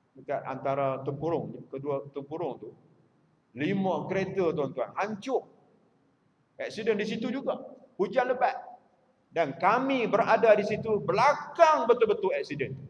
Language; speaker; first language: Malay; native; Malay